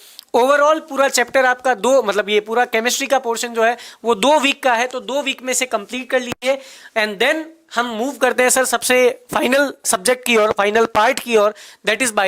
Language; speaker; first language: Hindi; native; Hindi